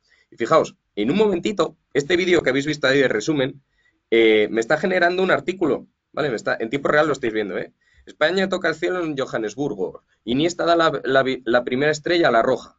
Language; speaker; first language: Spanish; native; Spanish